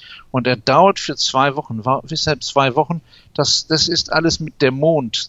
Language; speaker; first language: German; non-native, fluent; English